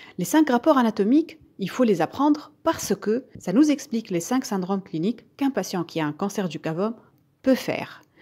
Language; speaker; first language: French; non-native, local second language; Arabic